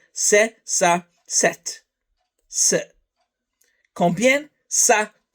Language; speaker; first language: French; non-native, learner; English